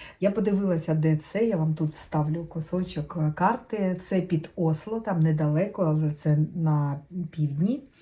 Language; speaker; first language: Ukrainian; native; Ukrainian